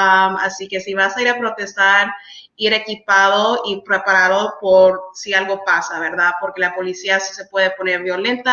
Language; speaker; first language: Spanish; early bilingual, heritage; English